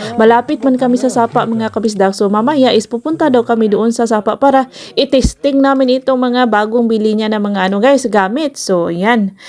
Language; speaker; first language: Filipino; non-native, local second language; Cebuano